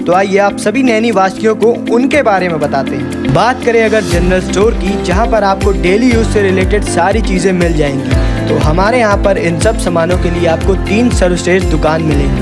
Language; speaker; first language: Hindi; native; Hindi